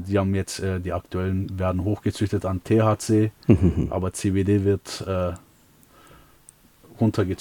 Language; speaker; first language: German; early bilingual, other home language; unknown